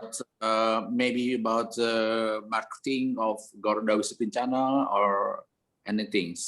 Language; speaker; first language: English; non-native, learner; Indonesian